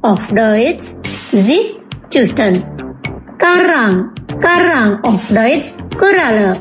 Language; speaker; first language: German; non-native, fluent; Indonesian